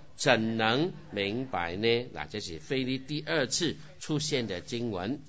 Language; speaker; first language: Chinese; non-native, local second language; Cantonese